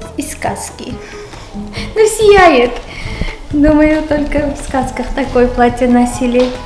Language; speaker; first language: Russian; non-native, local second language; Armenian